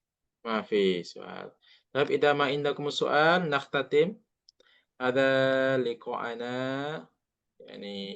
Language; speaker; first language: Arabic; non-native, fluent; Indonesian